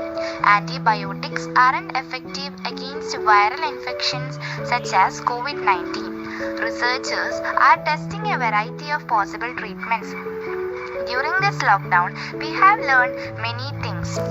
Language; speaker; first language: English; non-native, local second language; Malayalam